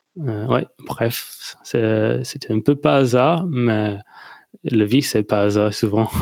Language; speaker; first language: French; non-native, learner; English